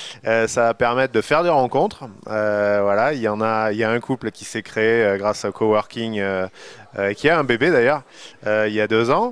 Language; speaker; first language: French; native; French